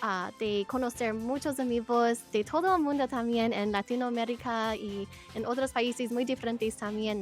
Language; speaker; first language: Spanish; non-native, learner; English